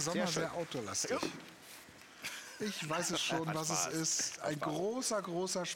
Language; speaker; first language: German; native; German